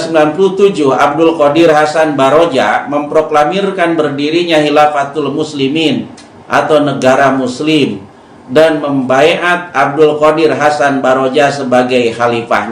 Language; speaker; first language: Indonesian; native; Indonesian